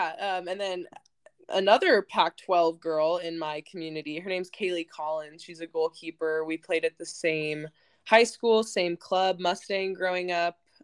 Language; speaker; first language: English; native; English